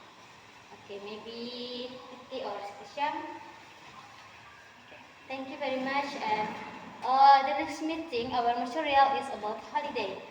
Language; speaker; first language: English; non-native, learner; Indonesian